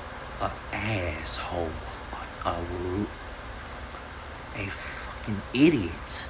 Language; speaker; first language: English; native; English